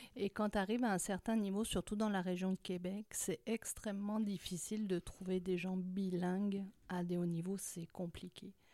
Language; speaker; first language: French; native; French